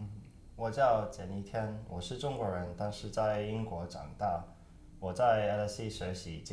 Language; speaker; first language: Chinese; early bilingual, heritage; Chinese